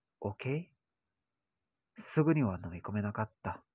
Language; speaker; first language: Japanese; non-native, learner; Indonesian